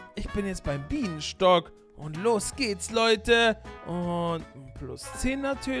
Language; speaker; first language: German; native; German